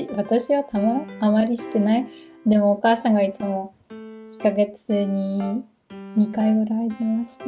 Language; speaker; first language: Japanese; non-native, learner; German